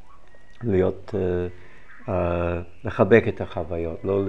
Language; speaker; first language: Hebrew; non-native, fluent; English